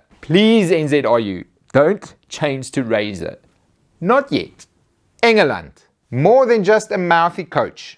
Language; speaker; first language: English; native; English